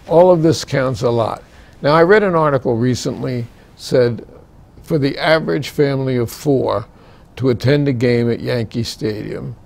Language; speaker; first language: English; native; English